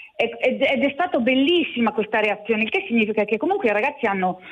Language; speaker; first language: Italian; native; Italian